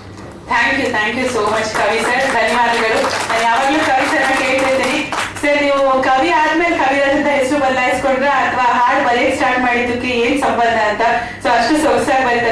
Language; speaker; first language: Kannada; native; Kannada